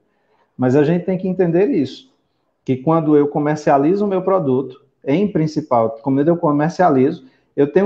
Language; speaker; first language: Portuguese; native; Portuguese